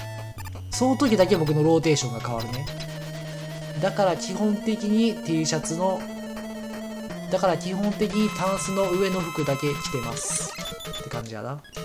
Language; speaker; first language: Japanese; native; Japanese